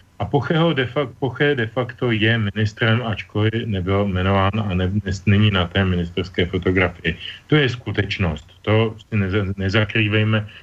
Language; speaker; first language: Czech; native; Czech